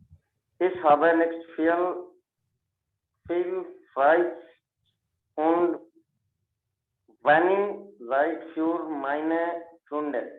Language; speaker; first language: German; non-native, learner; Hindi